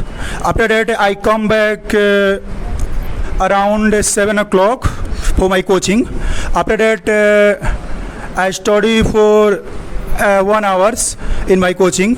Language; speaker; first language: English; non-native, learner; Hindi